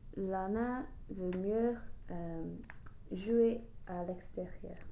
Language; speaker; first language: French; non-native, learner; English